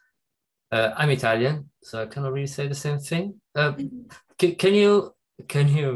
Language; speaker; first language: English; non-native, fluent; Italian